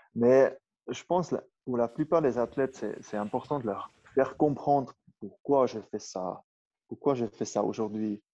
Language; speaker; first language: French; non-native, fluent; German